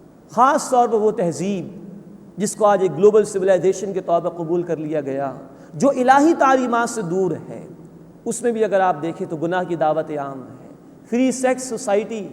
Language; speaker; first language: Urdu; native; Urdu